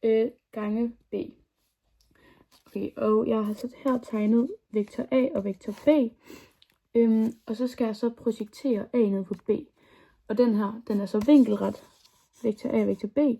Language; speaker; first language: Danish; native; Danish